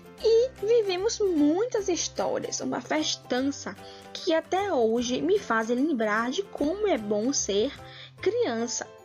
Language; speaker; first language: Portuguese; native; Portuguese